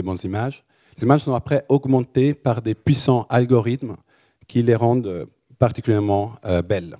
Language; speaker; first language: French; native; French